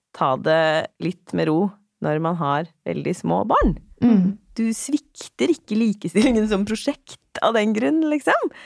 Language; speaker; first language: Norwegian; native; Norwegian